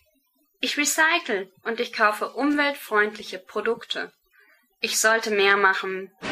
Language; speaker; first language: German; non-native, learner; English